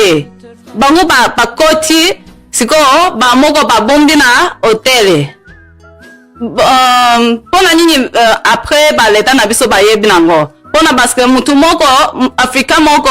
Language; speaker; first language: Lingala; non-native, fluent; Chinese